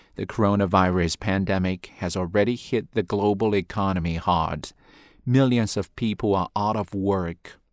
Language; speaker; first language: English; non-native, fluent; Chinese